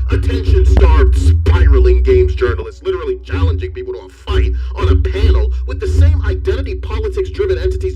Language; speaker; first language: English; native; English